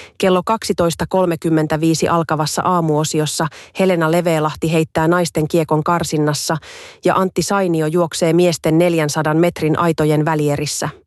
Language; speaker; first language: Finnish; native; Finnish